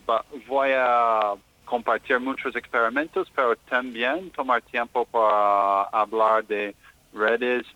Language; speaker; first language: Spanish; non-native, learner; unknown